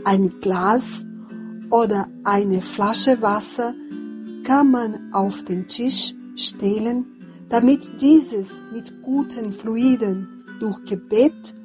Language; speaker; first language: German; non-native, fluent; Portuguese